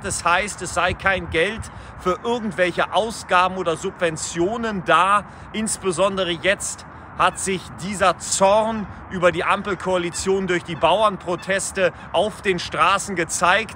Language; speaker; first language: German; native; German